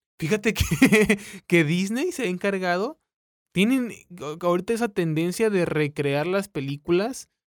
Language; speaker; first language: Spanish; native; Spanish